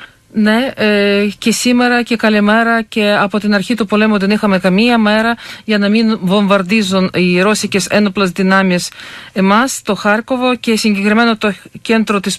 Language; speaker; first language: Greek; non-native, fluent; Ukrainian